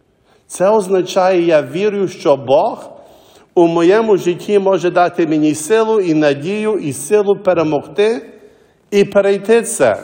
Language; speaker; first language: Ukrainian; early bilingual, heritage; Ukrainian